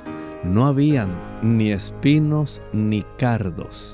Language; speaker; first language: Spanish; native; Spanish